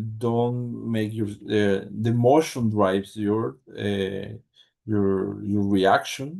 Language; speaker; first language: English; non-native, learner; Spanish